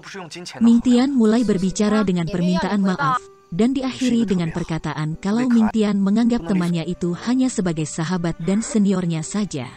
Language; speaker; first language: Indonesian; native; Indonesian